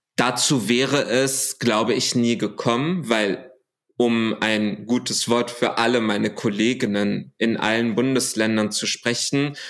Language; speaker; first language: German; early bilingual, other home language; Arabic